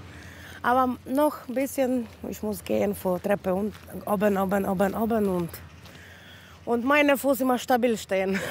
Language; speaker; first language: German; non-native, learner; Polish